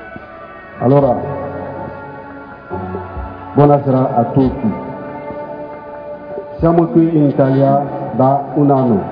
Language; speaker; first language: Italian; non-native, learner; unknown